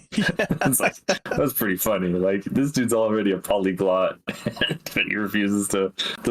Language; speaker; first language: English; native; English